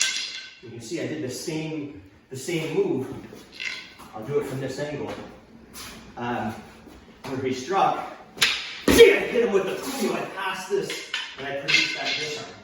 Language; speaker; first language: English; native; English